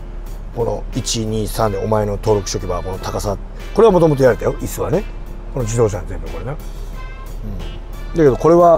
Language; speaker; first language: Japanese; native; Japanese